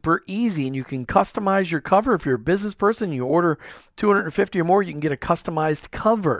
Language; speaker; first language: English; native; English